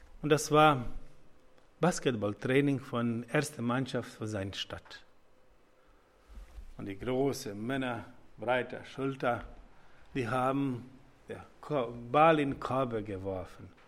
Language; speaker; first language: German; non-native, learner; Croatian